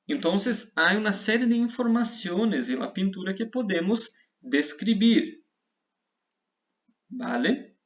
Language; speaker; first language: Spanish; non-native, fluent; Portuguese